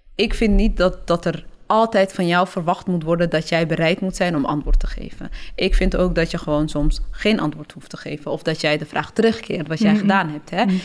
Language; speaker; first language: Dutch; early bilingual, other home language; Somali